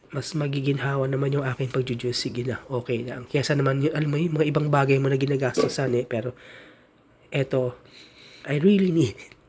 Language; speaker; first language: Filipino; native; Filipino